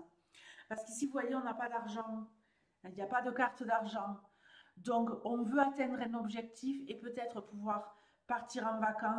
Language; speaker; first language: French; native; French